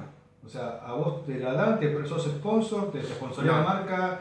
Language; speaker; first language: Spanish; native; Spanish